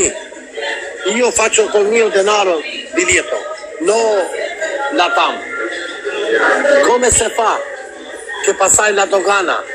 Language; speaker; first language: Italian; non-native, learner; Albanian